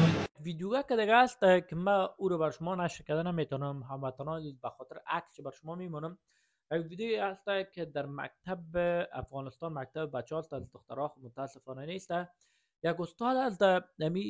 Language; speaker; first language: Persian; native; Persian